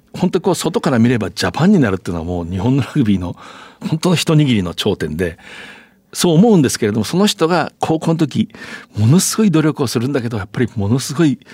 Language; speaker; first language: Japanese; native; Japanese